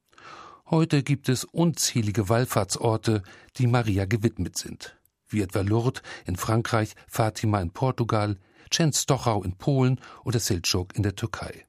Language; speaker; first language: German; native; German